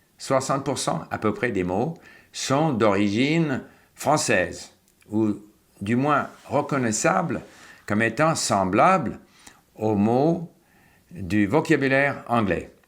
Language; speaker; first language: French; non-native, fluent; English